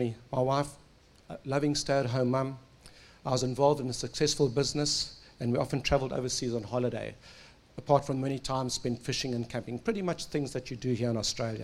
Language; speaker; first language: English; native; English